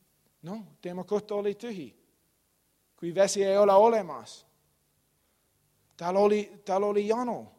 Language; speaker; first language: Estonian; non-native, learner; English